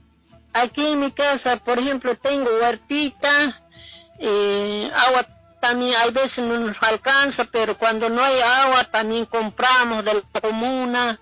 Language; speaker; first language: Spanish; non-native, local second language; Quechua